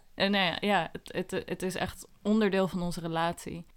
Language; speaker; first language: Dutch; early bilingual, other home language; Indonesian